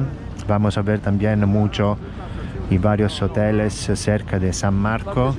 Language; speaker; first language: Spanish; non-native, fluent; Italian